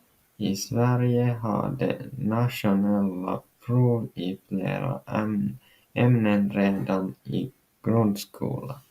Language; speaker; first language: Swedish; non-native, local second language; Finnish